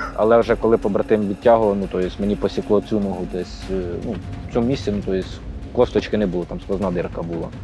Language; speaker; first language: Ukrainian; native; Ukrainian